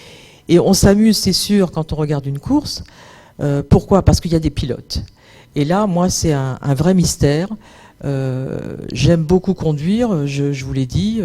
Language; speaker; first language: French; native; French